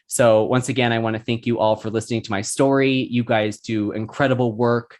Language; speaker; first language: English; native; English